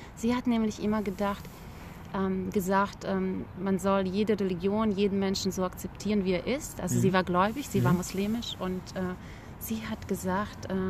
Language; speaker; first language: German; early bilingual, other home language; Bosnian